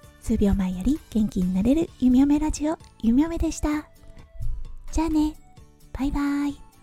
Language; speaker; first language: Japanese; native; Japanese